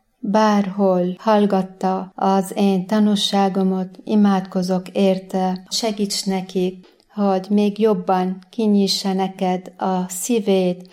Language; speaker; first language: Hungarian; non-native, fluent; Arabic